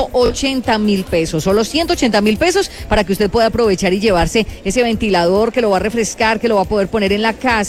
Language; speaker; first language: Spanish; native; Spanish